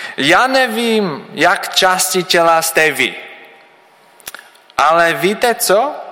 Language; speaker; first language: Czech; non-native, learner; English